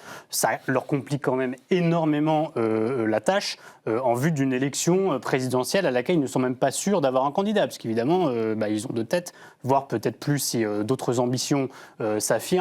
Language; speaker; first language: French; native; French